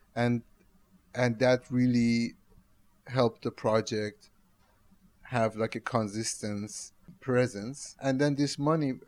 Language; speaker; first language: English; non-native, fluent; Persian